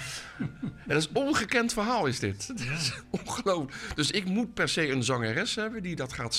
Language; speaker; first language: Dutch; native; Dutch